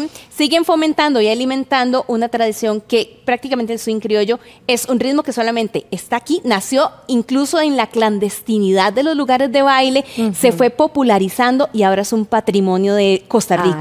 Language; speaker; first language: Spanish; native; Spanish